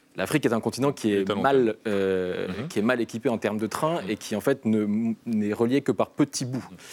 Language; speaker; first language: French; native; French